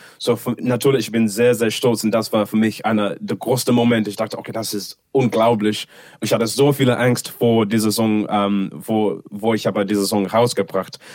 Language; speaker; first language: German; non-native, learner; English